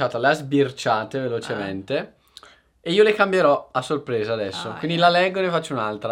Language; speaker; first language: Italian; native; Italian